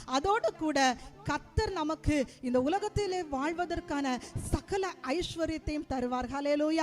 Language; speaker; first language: Tamil; native; Tamil